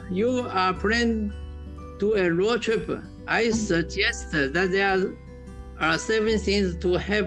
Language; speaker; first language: English; non-native, learner; Chinese